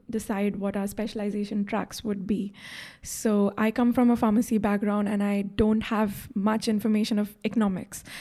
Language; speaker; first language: English; non-native, local second language; Hindi